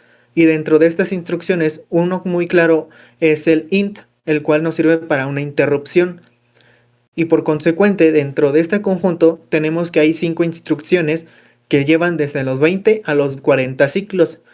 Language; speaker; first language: Spanish; native; Spanish